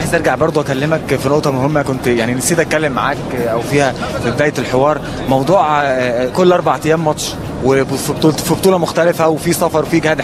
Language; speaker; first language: Arabic; native; Arabic